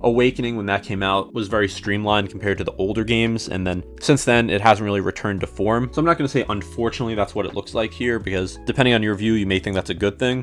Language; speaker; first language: English; native; English